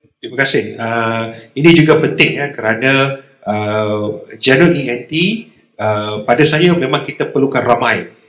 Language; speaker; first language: Malay; native; Malay